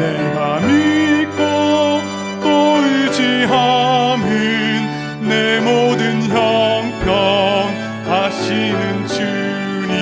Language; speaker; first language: Korean; native; Korean